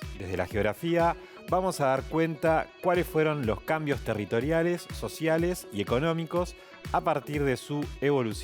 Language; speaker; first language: Spanish; native; Spanish